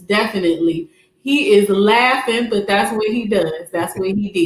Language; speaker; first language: English; native; English